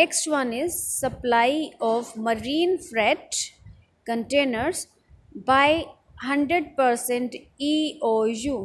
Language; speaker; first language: English; non-native, local second language; Hindi